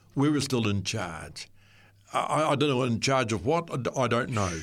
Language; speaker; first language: English; native; English